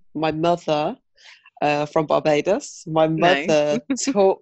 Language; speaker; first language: English; native; English